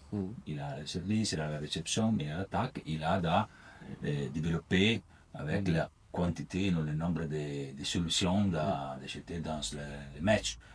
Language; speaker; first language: French; non-native, learner; Italian